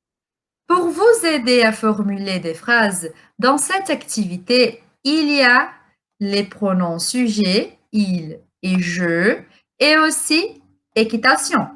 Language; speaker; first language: French; non-native, fluent; Portuguese